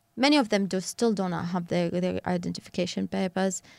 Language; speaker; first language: English; non-native, fluent; Arabic